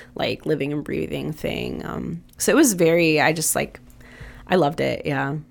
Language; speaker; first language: English; native; English